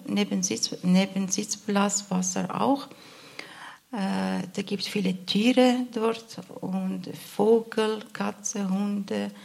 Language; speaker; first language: German; non-native, learner; Arabic